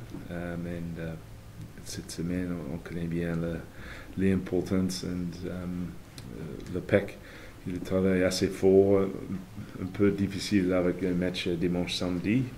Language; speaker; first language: French; non-native, fluent; English